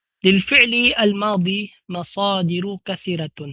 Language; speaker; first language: Arabic; non-native, fluent; Filipino